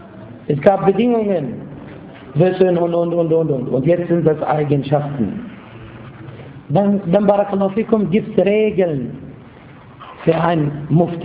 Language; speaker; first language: German; non-native, fluent; Arabic